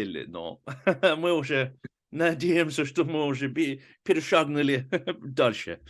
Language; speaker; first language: Russian; non-native, fluent; English